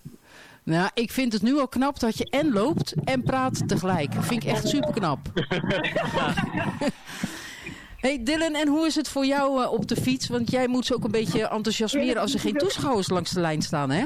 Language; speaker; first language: Dutch; native; Dutch